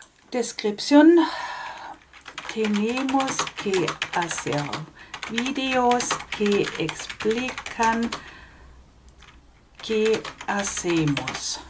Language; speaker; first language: Spanish; non-native, fluent; German